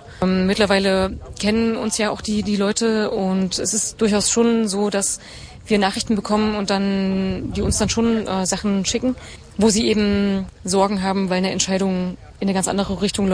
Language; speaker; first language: German; native; German